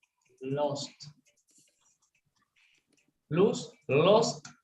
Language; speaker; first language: English; non-native, learner; Spanish